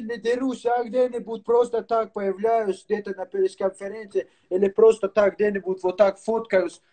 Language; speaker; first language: Russian; native; Russian